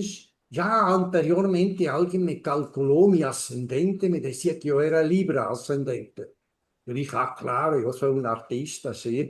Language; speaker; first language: Spanish; non-native, fluent; German